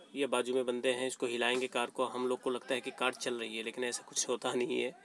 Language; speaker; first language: Hindi; native; Hindi